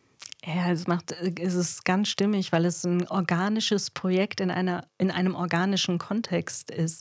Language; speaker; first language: German; native; German